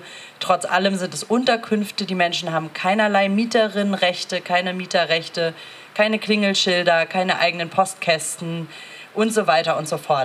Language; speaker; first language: German; native; German